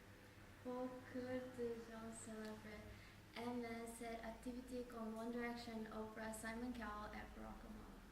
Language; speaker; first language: French; non-native, learner; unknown